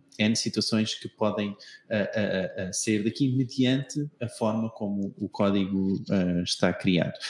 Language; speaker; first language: Portuguese; native; Portuguese